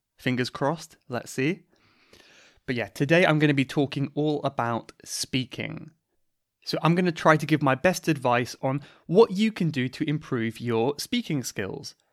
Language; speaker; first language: English; native; English